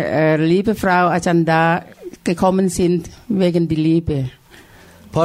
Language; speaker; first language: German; non-native, learner; Thai